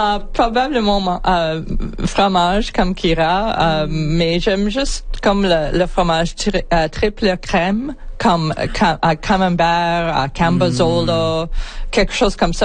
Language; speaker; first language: French; non-native, local second language; English